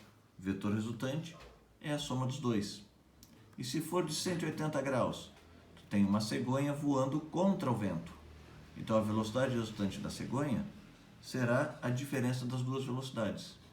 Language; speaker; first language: Portuguese; native; Portuguese